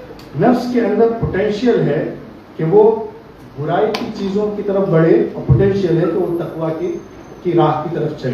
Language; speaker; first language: Urdu; native; Urdu